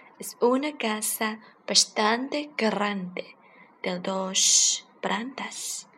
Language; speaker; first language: Spanish; non-native, fluent; Chinese